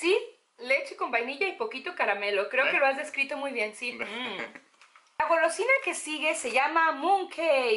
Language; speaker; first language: Spanish; native; Spanish